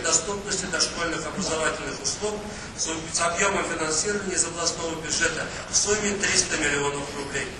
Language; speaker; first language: Russian; native; Russian